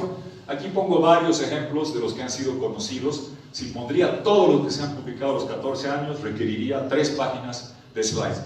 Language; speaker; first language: Spanish; native; Spanish